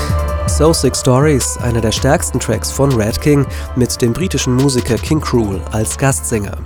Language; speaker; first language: German; native; German